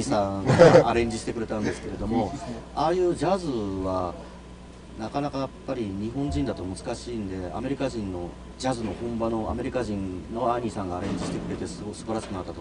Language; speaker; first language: Japanese; native; Japanese